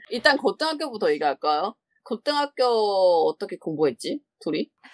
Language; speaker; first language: Korean; non-native, learner; Chinese